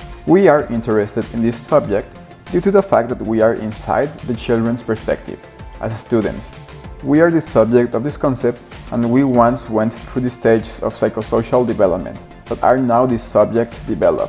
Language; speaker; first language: English; non-native, local second language; Spanish